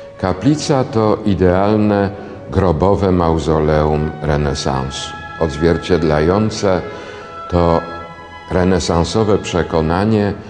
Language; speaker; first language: Polish; native; Polish